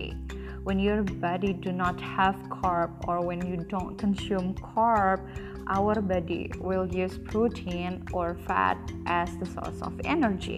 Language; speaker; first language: English; non-native, fluent; Indonesian